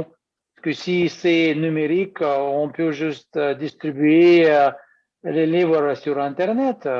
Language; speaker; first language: French; non-native, fluent; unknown